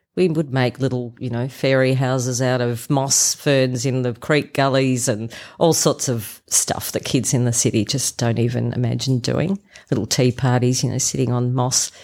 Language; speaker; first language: English; non-native, local second language; German